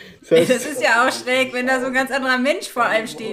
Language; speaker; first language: German; native; German